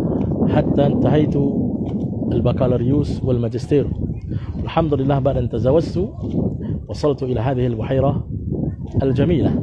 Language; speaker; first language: Arabic; non-native, fluent; Indonesian